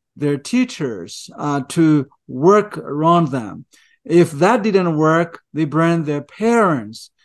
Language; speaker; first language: English; non-native, fluent; Chinese